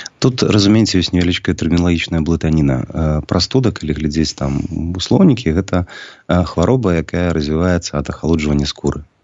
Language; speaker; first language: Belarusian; native; Belarusian